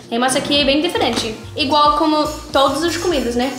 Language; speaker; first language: Portuguese; non-native, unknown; English